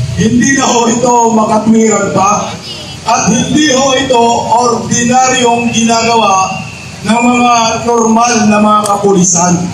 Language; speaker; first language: Filipino; non-native, local second language; Cebuano